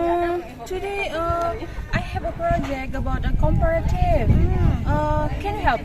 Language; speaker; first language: English; non-native, learner; Indonesian